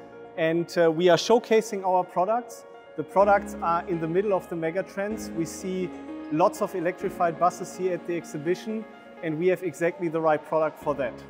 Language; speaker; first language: English; non-native, fluent; German